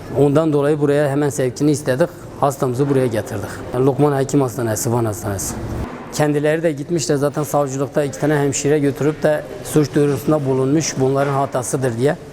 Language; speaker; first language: Turkish; non-native, local second language; Kurdish